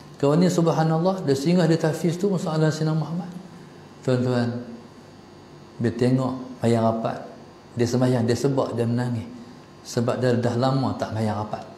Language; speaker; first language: Malay; native; Malay